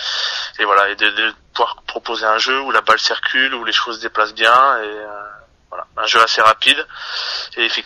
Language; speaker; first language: French; native; French